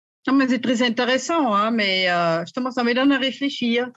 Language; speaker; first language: French; native; French